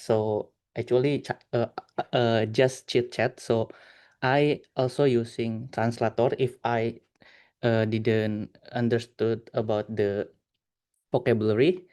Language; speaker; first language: English; non-native, learner; Indonesian